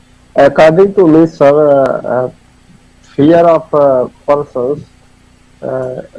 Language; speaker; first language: English; non-native, learner; Hindi